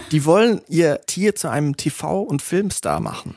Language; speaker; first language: German; non-native, local second language; Swiss German